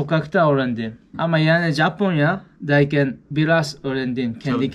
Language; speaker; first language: Turkish; non-native, learner; Japanese